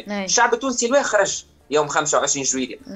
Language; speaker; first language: Arabic; native; Arabic